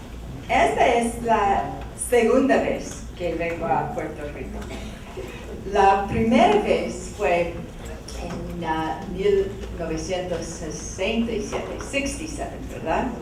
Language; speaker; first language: Spanish; non-native, learner; English